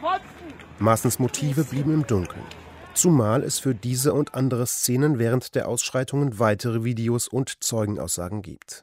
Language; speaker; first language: German; native; German